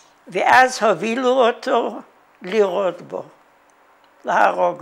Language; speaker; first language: Hebrew; non-native, fluent; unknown